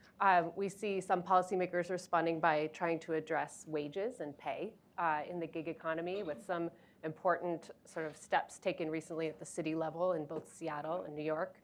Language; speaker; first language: English; native; English